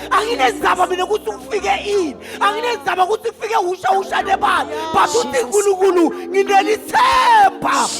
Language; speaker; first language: Zulu; non-native, local second language; Swati